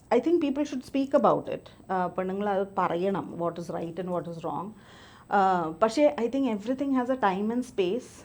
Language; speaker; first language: Malayalam; early bilingual, other home language; English